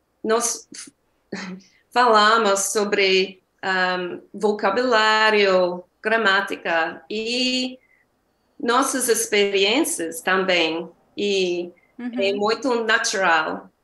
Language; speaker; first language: Portuguese; non-native, learner; English